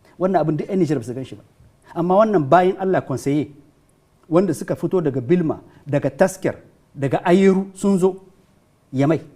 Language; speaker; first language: Hausa; non-native, local second language; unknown